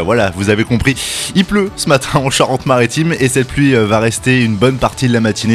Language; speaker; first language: French; native; French